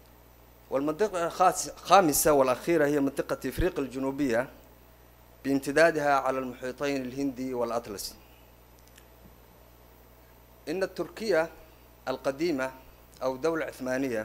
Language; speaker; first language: Arabic; non-native, local second language; Somali